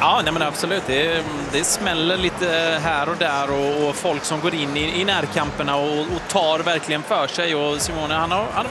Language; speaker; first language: Swedish; native; Swedish